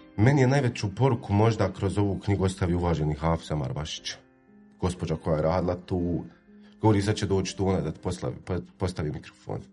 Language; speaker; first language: Croatian; native; Croatian